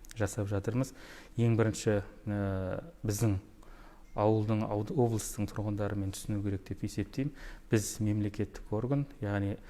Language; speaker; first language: Kazakh; native; Kazakh